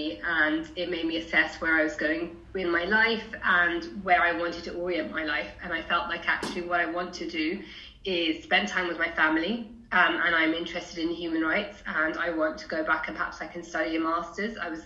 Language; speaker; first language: English; native; English